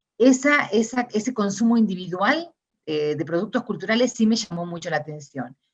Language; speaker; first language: Spanish; native; Spanish